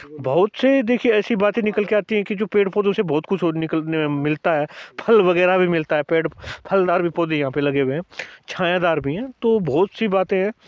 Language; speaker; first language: Hindi; native; Hindi